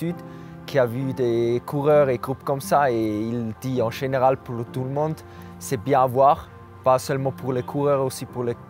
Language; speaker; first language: French; non-native, local second language; German